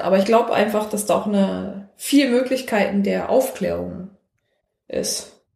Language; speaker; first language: German; native; German